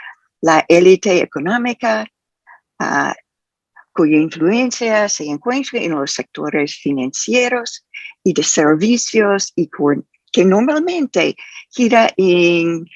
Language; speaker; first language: Spanish; non-native, fluent; English